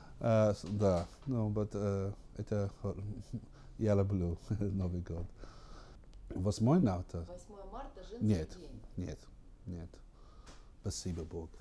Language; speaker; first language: Russian; non-native, learner; English